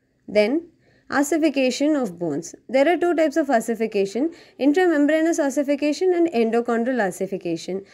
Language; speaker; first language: English; non-native, local second language; Tamil